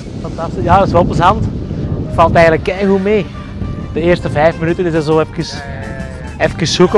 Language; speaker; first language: Dutch; native; Dutch